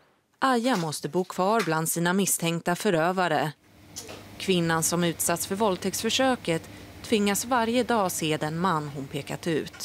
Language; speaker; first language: Swedish; native; Swedish